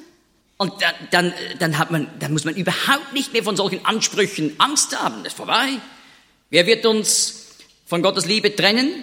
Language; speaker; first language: German; native; German